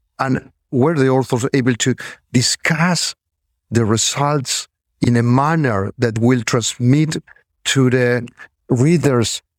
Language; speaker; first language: English; non-native, fluent; Spanish